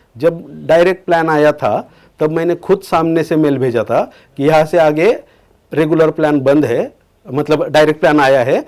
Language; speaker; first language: Hindi; non-native, local second language; Marathi